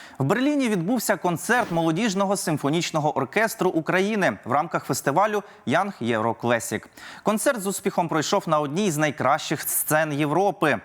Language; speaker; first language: Ukrainian; native; Ukrainian